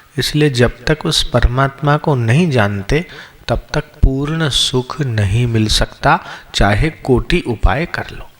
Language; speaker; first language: Hindi; non-native, local second language; Sindhi